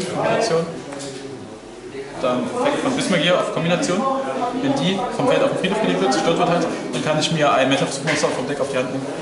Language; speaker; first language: German; native; German